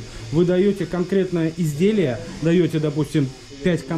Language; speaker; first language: Russian; native; Russian